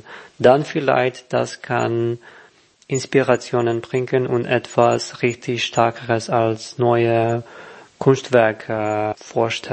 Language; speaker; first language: German; non-native, learner; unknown